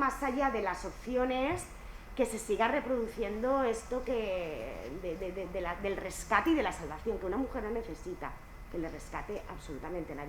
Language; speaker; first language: Spanish; native; Spanish